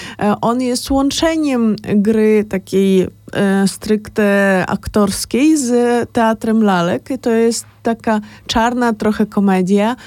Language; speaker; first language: Polish; non-native, fluent; Ukrainian